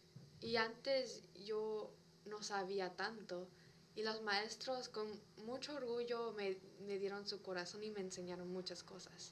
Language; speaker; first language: Spanish; early bilingual, other home language; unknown